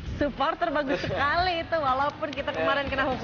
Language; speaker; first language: Indonesian; native; Indonesian